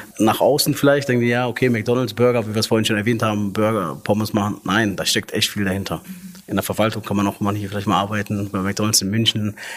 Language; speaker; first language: German; early bilingual, other home language; Arabic